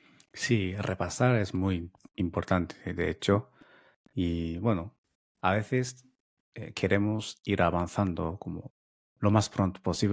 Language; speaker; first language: Spanish; non-native, fluent; Japanese